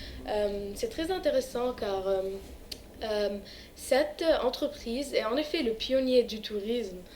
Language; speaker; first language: French; non-native, local second language; Arabic